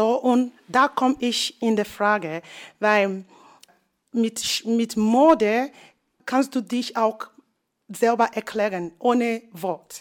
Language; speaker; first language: German; non-native, learner; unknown